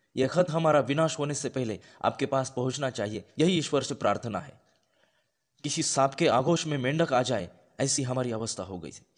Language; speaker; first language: Hindi; non-native, local second language; Marathi